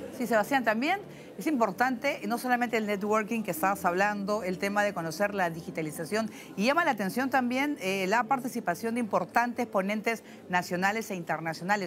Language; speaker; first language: Spanish; native; Spanish